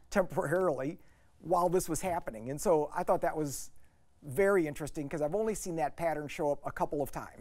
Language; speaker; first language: English; native; English